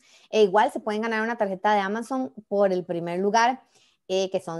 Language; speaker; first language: Spanish; native; Spanish